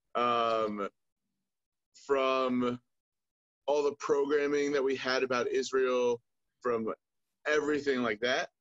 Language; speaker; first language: English; native; English